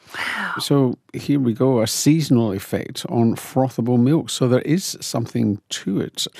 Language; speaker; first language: English; native; English